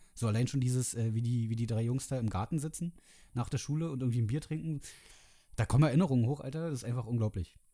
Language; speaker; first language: German; native; German